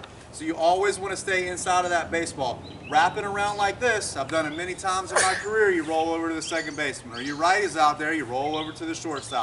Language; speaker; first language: English; native; English